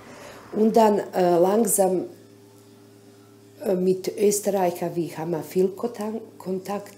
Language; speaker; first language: German; non-native, learner; Bosnian